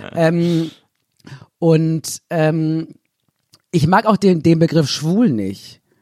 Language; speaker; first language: German; native; German